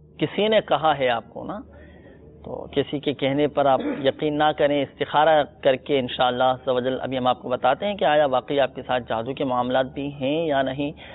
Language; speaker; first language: Urdu; native; Urdu